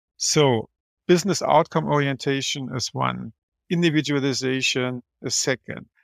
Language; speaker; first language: English; non-native, fluent; German